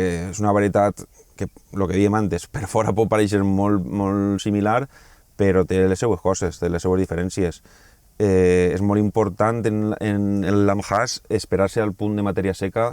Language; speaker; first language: Catalan; native; Catalan